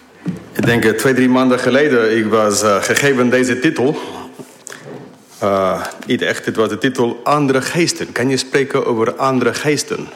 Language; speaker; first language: Dutch; non-native, fluent; English